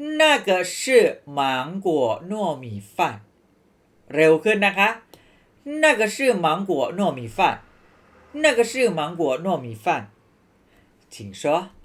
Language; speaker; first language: Chinese; non-native, fluent; Thai